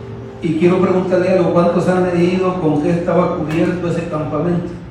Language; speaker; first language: Spanish; native; Spanish